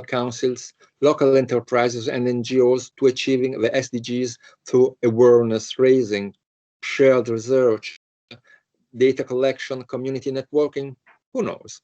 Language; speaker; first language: English; non-native, fluent; Italian